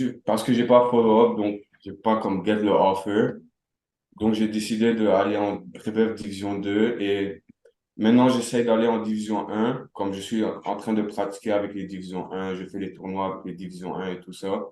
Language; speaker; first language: French; non-native, local second language; Arabic